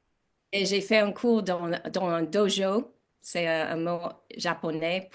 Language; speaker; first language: French; non-native, learner; English